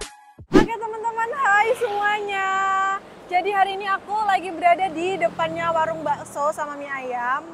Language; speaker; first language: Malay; non-native, local second language; Javanese